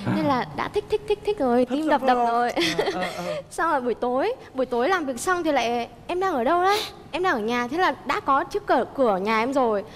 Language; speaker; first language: Vietnamese; native; Vietnamese